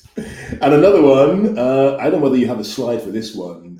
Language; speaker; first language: English; native; English